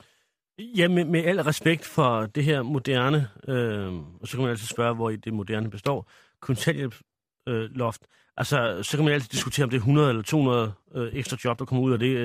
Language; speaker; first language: Danish; early bilingual, other home language; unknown